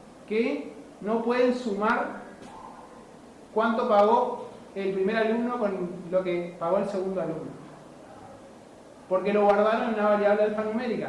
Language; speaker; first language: Spanish; native; Spanish